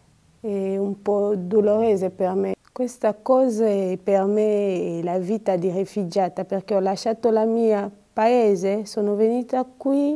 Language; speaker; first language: Italian; non-native, learner; Lingala